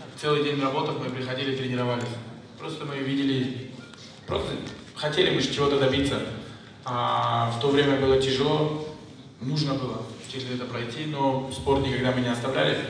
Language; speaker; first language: Russian; non-native, local second language; Uzbek